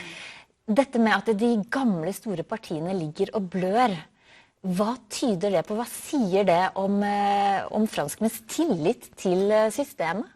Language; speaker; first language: Norwegian; native; Norwegian